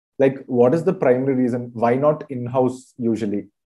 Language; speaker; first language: English; non-native, local second language; Telugu